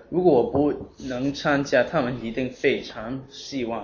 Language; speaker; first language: Chinese; non-native, local second language; Cantonese